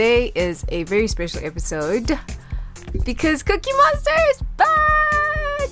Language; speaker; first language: English; non-native, local second language; Shona